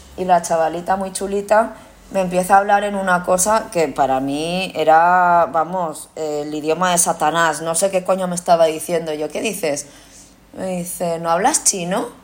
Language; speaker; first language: Spanish; early bilingual, other home language; Korean